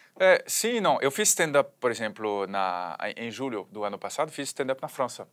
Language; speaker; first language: Portuguese; non-native, fluent; French